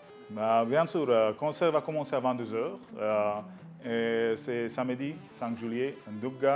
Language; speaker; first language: French; non-native, learner; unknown